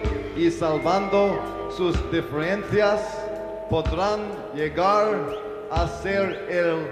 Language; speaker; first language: Spanish; non-native, learner; English